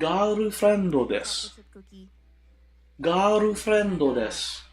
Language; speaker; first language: Japanese; non-native, learner; English